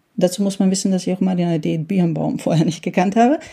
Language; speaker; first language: German; early bilingual, heritage; Hungarian